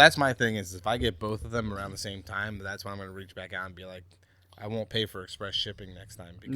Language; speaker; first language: English; native; English